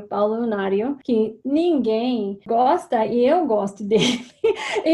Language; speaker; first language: Portuguese; non-native, fluent; English